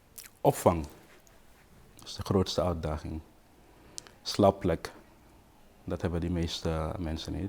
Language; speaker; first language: Dutch; non-native, fluent; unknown